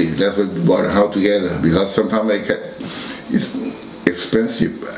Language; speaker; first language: English; non-native, learner; Thai